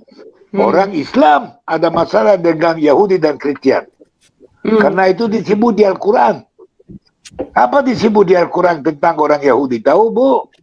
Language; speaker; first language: Indonesian; non-native, fluent; Hebrew